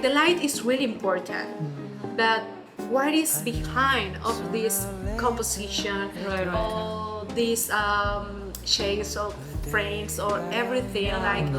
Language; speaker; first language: English; non-native, fluent; Spanish